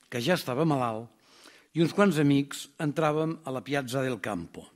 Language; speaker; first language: Catalan; native; Catalan